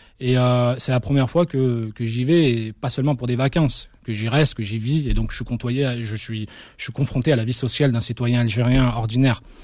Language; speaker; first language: French; early bilingual, other home language; Arabic